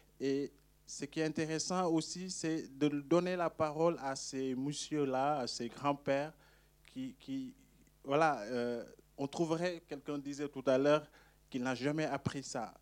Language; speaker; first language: French; non-native, local second language; Wolof